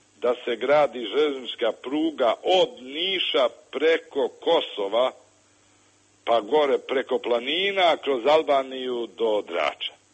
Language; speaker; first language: Serbian; native; Serbian